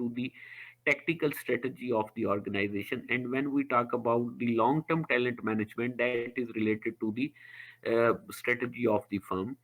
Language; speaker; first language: English; non-native, local second language; Urdu